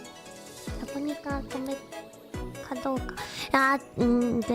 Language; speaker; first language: Japanese; non-native, learner; English